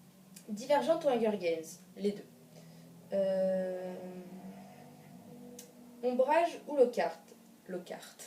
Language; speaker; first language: French; native; French